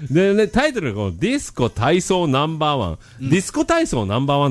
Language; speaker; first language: Japanese; native; Japanese